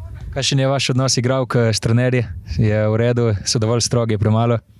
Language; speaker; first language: Slovenian; native; Slovenian